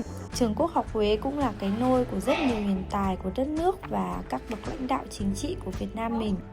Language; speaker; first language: Vietnamese; native; Vietnamese